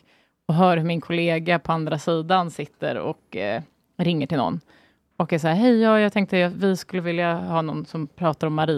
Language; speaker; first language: Swedish; native; Swedish